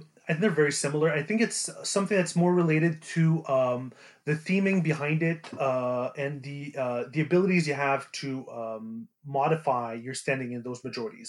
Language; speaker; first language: English; native; English